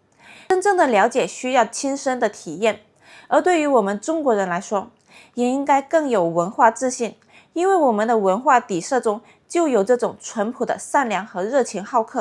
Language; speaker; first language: Chinese; native; Chinese